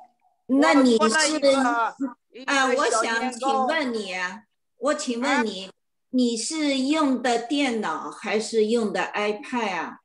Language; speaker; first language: Chinese; native; Chinese